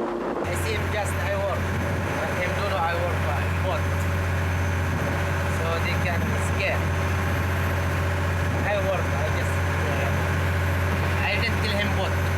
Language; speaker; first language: English; non-native, learner; Arabic